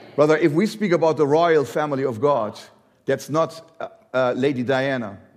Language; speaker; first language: English; non-native, fluent; German